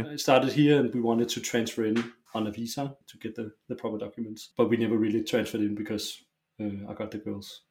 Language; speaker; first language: English; non-native, fluent; Danish